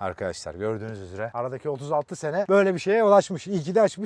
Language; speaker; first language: Turkish; native; Turkish